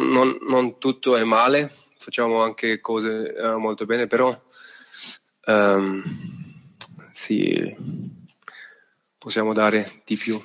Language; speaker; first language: Italian; non-native, fluent; German